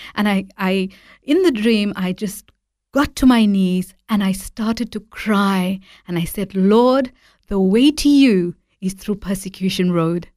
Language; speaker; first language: English; native; English